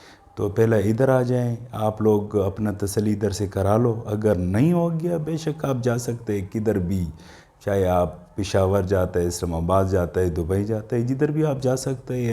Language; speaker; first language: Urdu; non-native, local second language; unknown